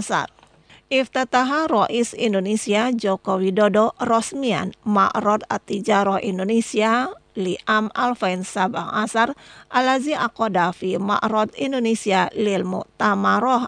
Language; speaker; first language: Arabic; non-native, fluent; Indonesian